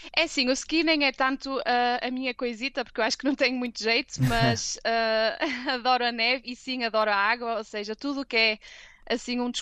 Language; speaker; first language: Portuguese; native; Portuguese